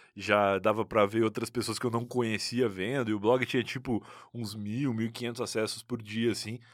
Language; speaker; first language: Portuguese; native; Portuguese